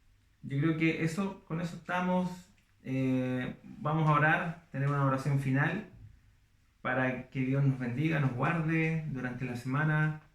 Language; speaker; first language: Spanish; native; Spanish